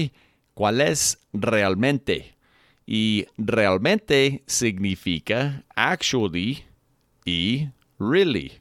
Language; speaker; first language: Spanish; non-native, fluent; English